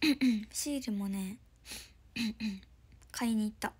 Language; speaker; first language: Japanese; native; Japanese